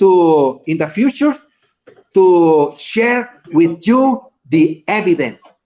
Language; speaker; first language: English; non-native, learner; Spanish